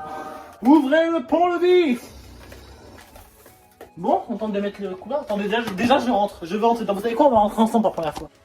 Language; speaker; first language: French; native; French